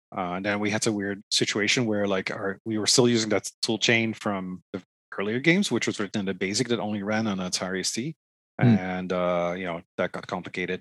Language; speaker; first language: English; non-native, fluent; Dutch